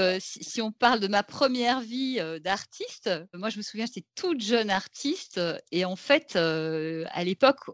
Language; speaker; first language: French; native; French